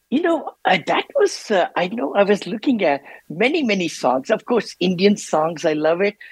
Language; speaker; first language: English; non-native, local second language; Hindi